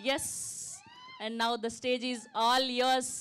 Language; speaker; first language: Telugu; native; Telugu